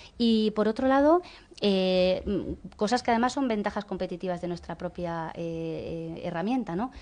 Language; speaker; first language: Spanish; native; Spanish